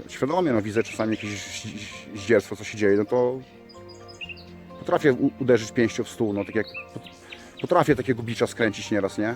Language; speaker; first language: Polish; native; Polish